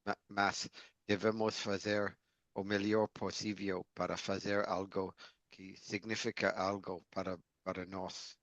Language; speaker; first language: Portuguese; non-native, learner; English